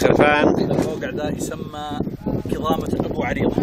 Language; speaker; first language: Arabic; native; Arabic